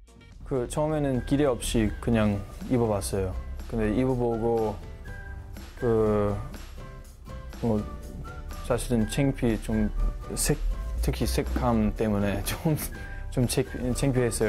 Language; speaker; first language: Korean; non-native, learner; English